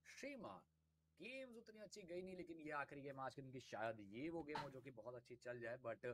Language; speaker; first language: Hindi; native; Hindi